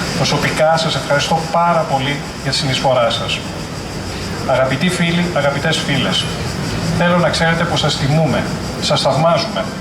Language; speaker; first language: Greek; native; Greek